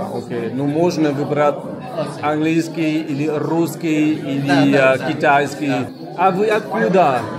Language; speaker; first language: Russian; non-native, learner; Vietnamese